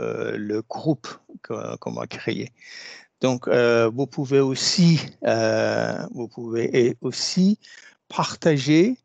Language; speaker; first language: French; non-native, fluent; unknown